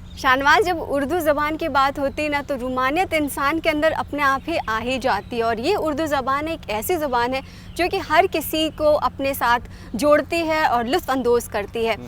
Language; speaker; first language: Urdu; native; Urdu